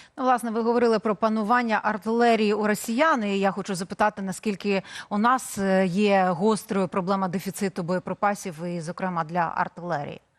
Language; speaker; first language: Ukrainian; native; Ukrainian